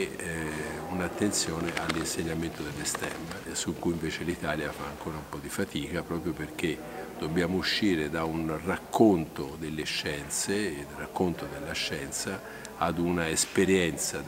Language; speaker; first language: Italian; native; Italian